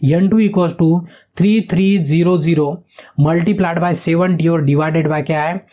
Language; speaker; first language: Hindi; non-native, local second language; Marathi